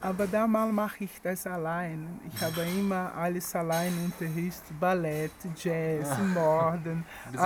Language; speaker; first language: German; non-native, learner; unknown